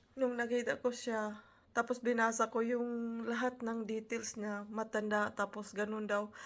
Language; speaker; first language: Filipino; non-native, local second language; Cebuano